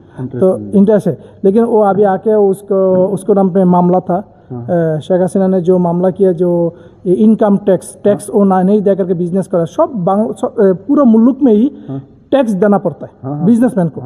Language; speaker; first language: Hindi; non-native, learner; Bangla